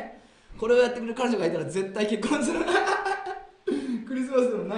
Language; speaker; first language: Japanese; native; Japanese